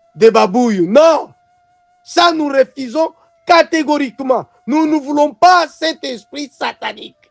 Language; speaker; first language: French; non-native, local second language; Swahili